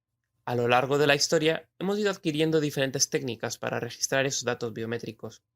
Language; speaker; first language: Spanish; native; Spanish